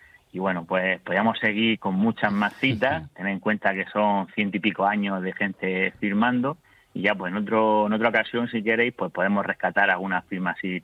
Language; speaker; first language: Spanish; native; Spanish